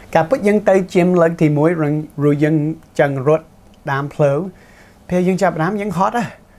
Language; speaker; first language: Khmer; non-native, fluent; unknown